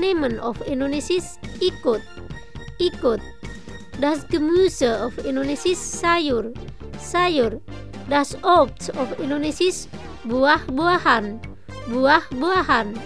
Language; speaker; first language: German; non-native, fluent; Indonesian